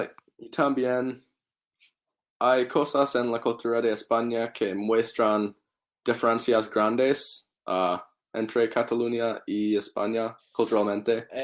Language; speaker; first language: Spanish; non-native, learner; English